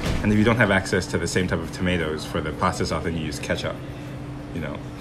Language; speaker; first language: English; non-native, local second language; Cantonese